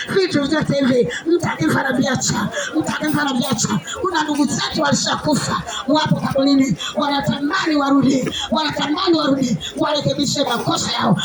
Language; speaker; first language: Swahili; native; Swahili